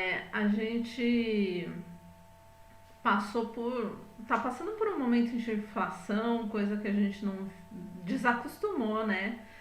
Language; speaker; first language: Portuguese; native; Portuguese